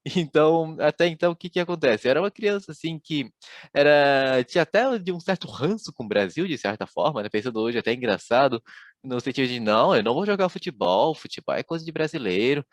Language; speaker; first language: Portuguese; early bilingual, other home language; Japanese